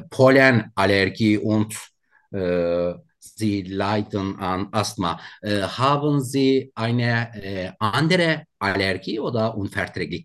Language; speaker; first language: German; non-native, learner; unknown